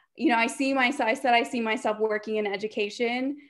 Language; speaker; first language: English; native; English